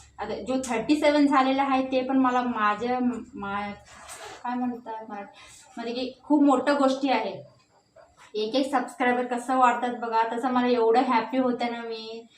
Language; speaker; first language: Marathi; non-native, local second language; Hindi